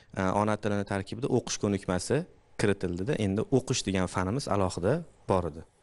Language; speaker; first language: Uzbek; native; Uzbek